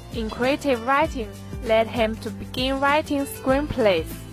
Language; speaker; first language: English; non-native, learner; Chinese